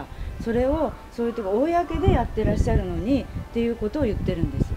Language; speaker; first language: Japanese; native; Japanese